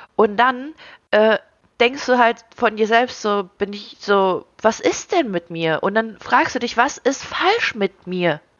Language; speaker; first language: German; early bilingual, other home language; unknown